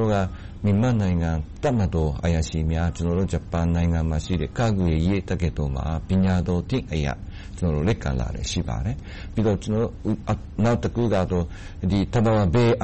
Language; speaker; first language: Burmese; non-native, fluent; Japanese